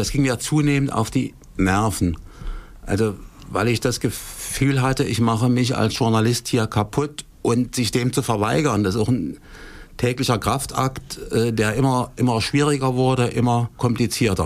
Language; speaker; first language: German; native; German